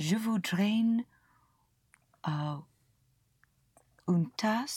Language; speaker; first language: French; non-native, learner; English